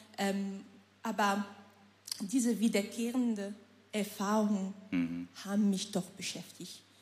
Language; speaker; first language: German; non-native, fluent; French